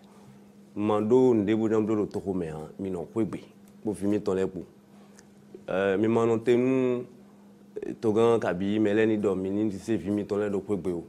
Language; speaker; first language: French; non-native, local second language; Fon